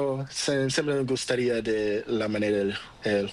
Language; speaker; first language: Spanish; non-native, learner; Portuguese